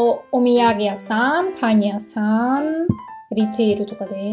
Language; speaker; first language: Japanese; non-native, learner; German